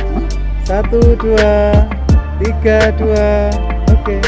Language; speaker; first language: Indonesian; non-native, local second language; Javanese